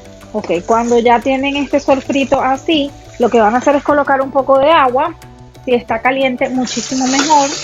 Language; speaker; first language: Spanish; native; Spanish